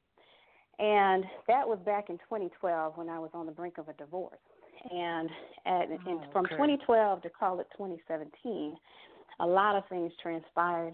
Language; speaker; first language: English; native; English